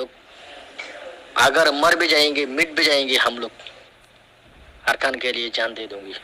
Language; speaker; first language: Hindi; non-native, learner; Rohingya